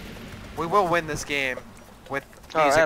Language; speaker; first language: English; native; English